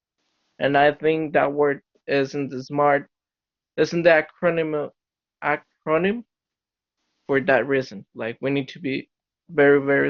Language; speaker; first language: English; non-native, learner; Spanish